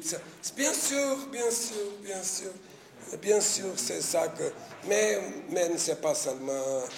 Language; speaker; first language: French; non-native, fluent; Portuguese